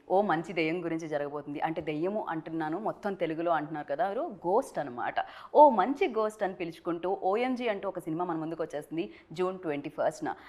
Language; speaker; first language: Telugu; native; Telugu